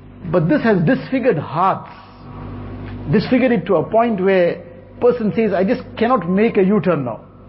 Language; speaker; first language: English; native; English